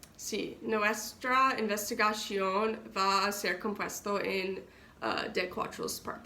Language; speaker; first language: Spanish; non-native, learner; English